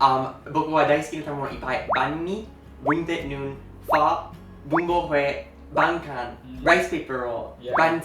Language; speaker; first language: Japanese; non-native, learner; English